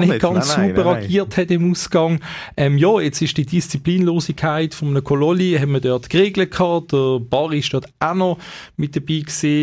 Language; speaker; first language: German; native; German